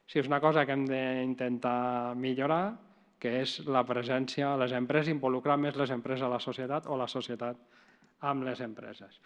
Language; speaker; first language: Catalan; native; Catalan